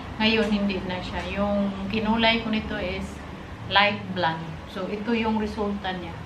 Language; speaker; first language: Filipino; non-native, local second language; Cebuano